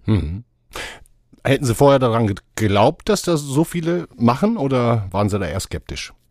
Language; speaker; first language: German; native; German